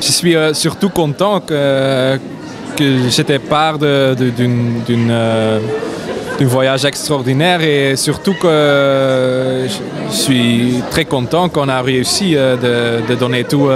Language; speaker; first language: French; non-native, local second language; Dutch